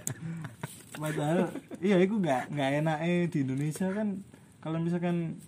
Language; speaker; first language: Indonesian; native; Indonesian